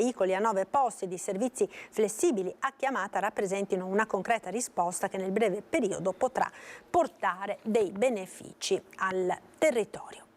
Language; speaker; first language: Italian; native; Italian